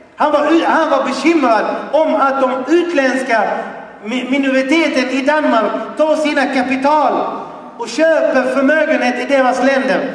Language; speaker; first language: Swedish; non-native, fluent; Arabic